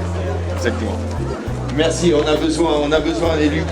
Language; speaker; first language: French; native; French